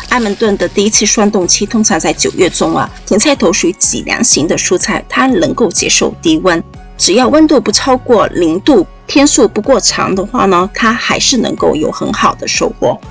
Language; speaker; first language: Chinese; native; Chinese